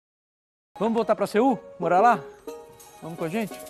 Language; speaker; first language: Portuguese; native; Portuguese